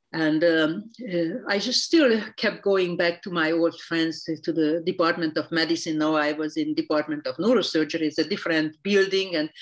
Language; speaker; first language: English; non-native, fluent; Hungarian